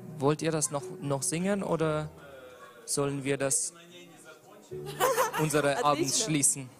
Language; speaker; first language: German; non-native, learner; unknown